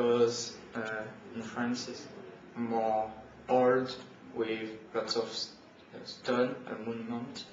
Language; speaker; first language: English; non-native, learner; French